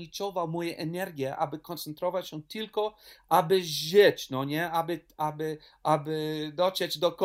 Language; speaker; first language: Polish; non-native, learner; English